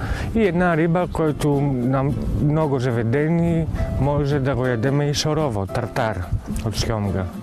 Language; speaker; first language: Bulgarian; non-native, fluent; Greek